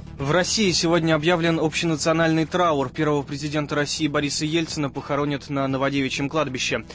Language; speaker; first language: Russian; native; Russian